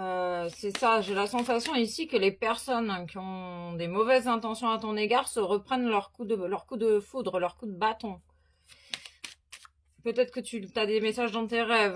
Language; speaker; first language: French; native; French